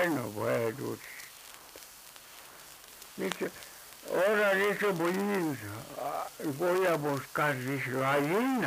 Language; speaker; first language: Spanish; non-native, local second language; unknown